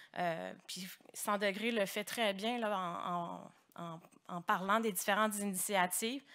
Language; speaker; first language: French; native; French